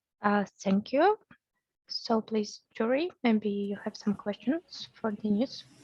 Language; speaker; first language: English; non-native, fluent; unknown